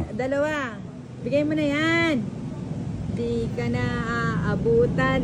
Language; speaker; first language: Filipino; non-native, local second language; Pampanga